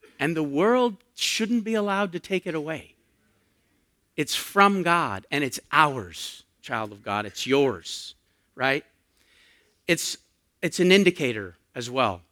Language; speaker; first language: English; native; English